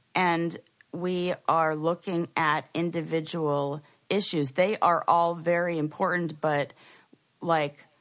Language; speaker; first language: English; native; English